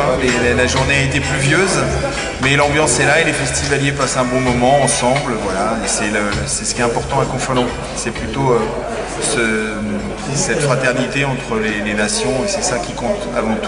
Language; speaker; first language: French; native; French